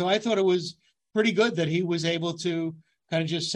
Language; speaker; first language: English; native; English